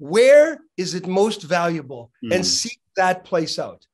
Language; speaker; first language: English; native; English